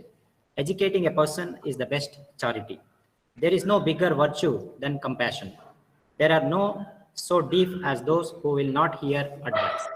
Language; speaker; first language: English; non-native, local second language; Kannada